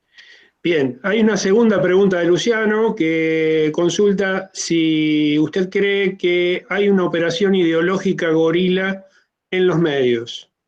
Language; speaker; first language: Spanish; native; Spanish